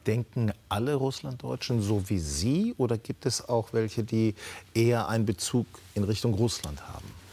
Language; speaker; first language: German; native; German